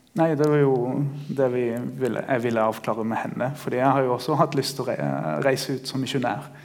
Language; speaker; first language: Norwegian; early bilingual, other home language; Spanish